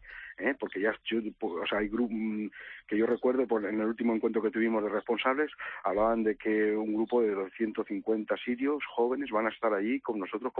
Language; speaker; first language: Spanish; native; Spanish